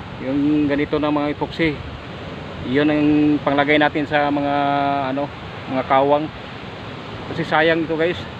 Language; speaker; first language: Filipino; non-native, local second language; Cebuano